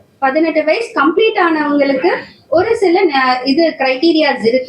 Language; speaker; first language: Tamil; native; Tamil